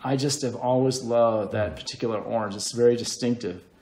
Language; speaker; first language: English; native; English